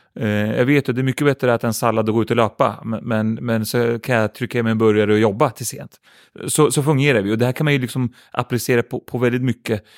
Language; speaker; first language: Swedish; early bilingual, other home language; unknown